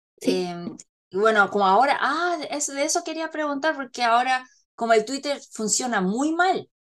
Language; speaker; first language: Spanish; non-native, fluent; Korean